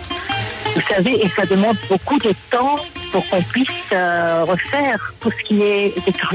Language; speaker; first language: French; non-native, local second language; Arabic